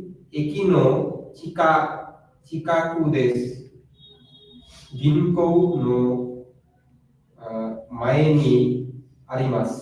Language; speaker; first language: Japanese; non-native, learner; Bangla